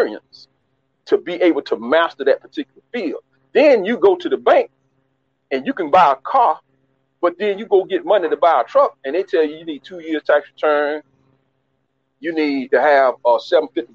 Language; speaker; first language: English; native; English